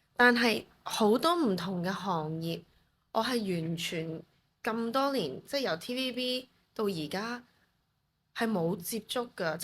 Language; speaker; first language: Cantonese; early bilingual, heritage; Cantonese